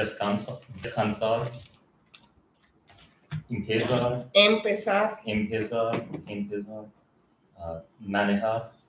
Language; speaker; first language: Spanish; non-native, learner; English